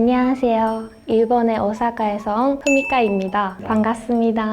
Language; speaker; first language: Korean; non-native, learner; Japanese